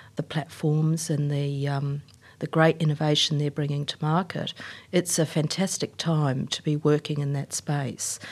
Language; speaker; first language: English; native; English